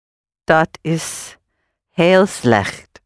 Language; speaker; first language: Dutch; non-native, learner; English